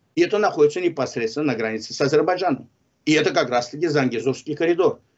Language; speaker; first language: Russian; non-native, local second language; Azerbaijani